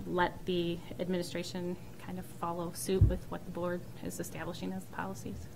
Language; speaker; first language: English; native; English